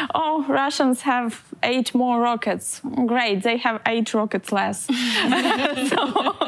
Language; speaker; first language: English; non-native, fluent; Ukrainian